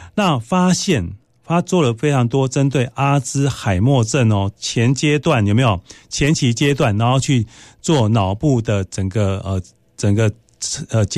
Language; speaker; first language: Chinese; native; Chinese